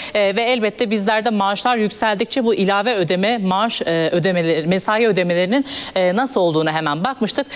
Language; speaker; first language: Turkish; native; Turkish